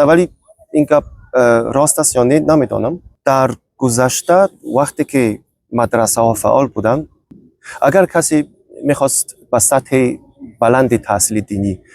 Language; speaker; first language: Persian; non-native, fluent; Chinese